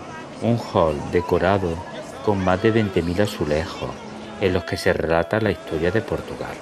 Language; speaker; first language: Spanish; native; Spanish